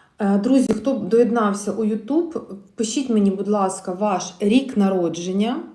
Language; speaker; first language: Ukrainian; non-native, local second language; Russian